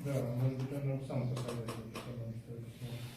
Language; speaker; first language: Russian; native; Russian